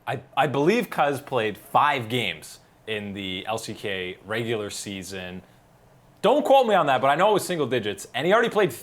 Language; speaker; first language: English; native; English